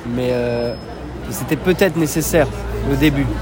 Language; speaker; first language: French; native; French